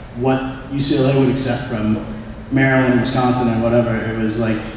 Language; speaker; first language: English; native; English